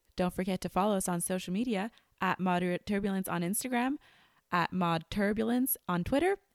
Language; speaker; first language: English; non-native, fluent; French